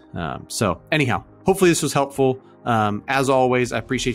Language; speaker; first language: English; native; English